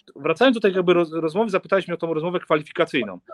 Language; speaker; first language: Polish; native; Polish